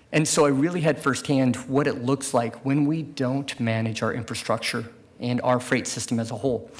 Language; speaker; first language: English; native; English